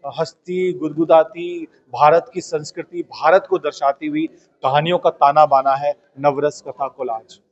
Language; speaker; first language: Hindi; native; Hindi